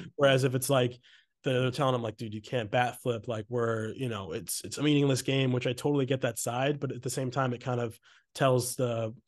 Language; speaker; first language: English; native; English